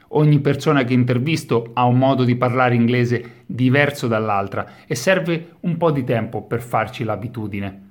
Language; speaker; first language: Italian; native; Italian